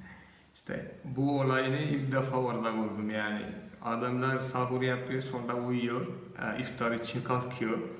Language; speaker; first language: Turkish; non-native, fluent; Malayalam